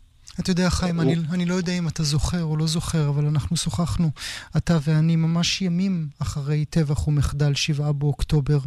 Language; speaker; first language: Hebrew; native; Hebrew